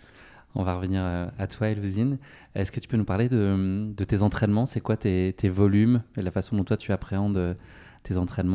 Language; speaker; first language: French; native; French